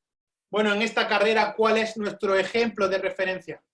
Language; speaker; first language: Spanish; native; Spanish